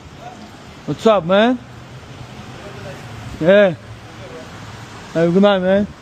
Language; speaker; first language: English; non-native, learner; Tajik